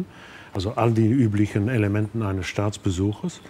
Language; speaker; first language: German; non-native, fluent; English